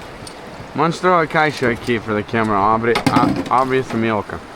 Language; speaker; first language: Portuguese; non-native, learner; English